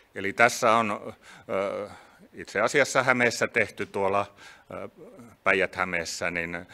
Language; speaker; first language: Finnish; native; Finnish